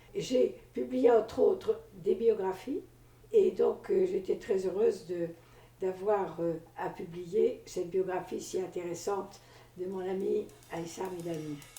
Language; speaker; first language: French; native; French